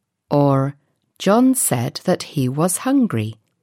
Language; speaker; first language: English; native; English